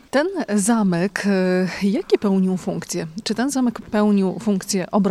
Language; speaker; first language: Polish; native; Polish